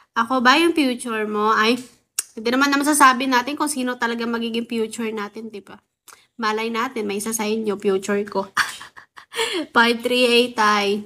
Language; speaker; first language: Filipino; non-native, local second language; Waray